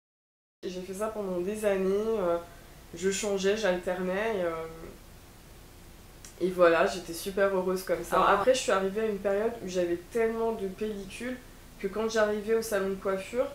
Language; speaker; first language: French; native; French